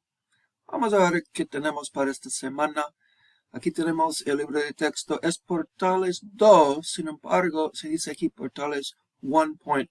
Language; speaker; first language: Spanish; non-native, fluent; English